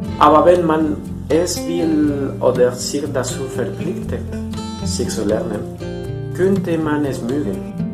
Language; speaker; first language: German; non-native, fluent; Spanish